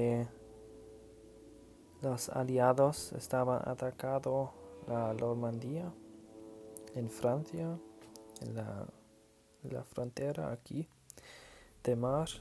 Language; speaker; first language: Spanish; non-native, learner; German